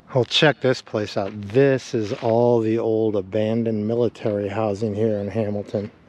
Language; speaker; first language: English; native; English